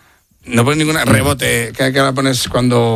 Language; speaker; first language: Spanish; native; Spanish